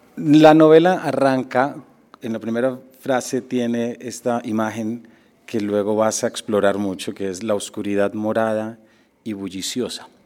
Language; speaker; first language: Spanish; native; Spanish